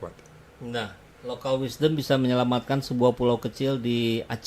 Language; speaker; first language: Indonesian; native; Indonesian